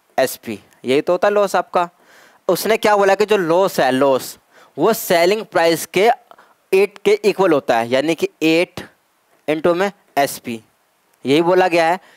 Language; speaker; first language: Hindi; native; Hindi